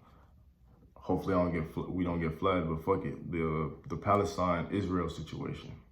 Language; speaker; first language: English; native; English